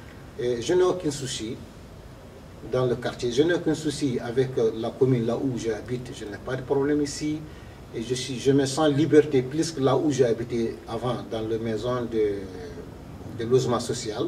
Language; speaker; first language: French; non-native, learner; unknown